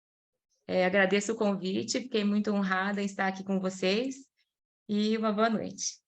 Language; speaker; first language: Portuguese; native; Portuguese